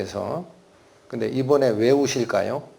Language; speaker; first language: Korean; native; Korean